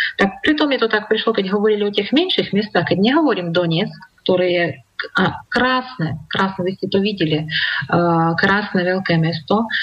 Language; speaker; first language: Slovak; non-native, fluent; Russian